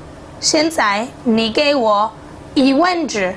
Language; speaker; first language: Chinese; non-native, fluent; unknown